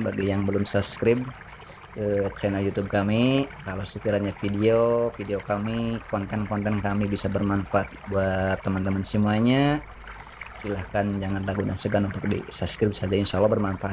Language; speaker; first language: Indonesian; non-native, local second language; Sundanese